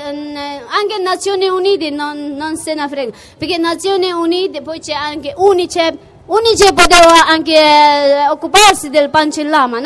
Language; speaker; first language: Italian; non-native, fluent; Tibetan